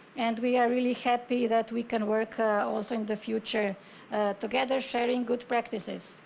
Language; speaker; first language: English; non-native, fluent; Slovenian